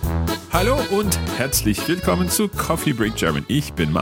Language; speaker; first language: German; non-native, learner; English